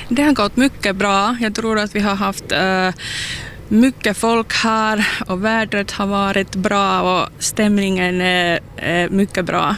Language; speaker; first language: Swedish; non-native, local second language; Finnish